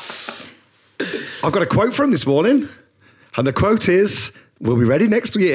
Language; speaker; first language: English; native; English